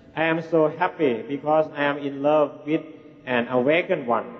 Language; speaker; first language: English; non-native, fluent; Thai